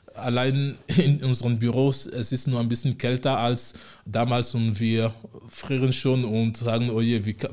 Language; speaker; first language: German; non-native, fluent; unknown